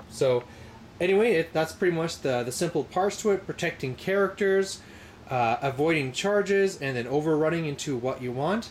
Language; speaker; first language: English; native; English